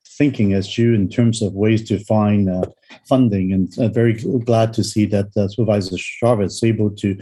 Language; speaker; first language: English; non-native, local second language; Cantonese